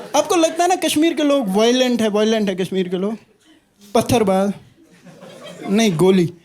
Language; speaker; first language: Hindi; non-native, local second language; Kashmiri